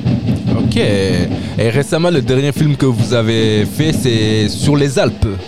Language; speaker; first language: French; native; French